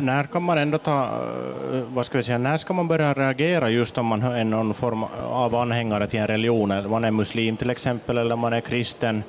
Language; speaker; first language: Swedish; native; Swedish